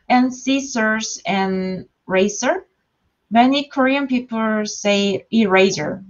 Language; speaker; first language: English; non-native, learner; Korean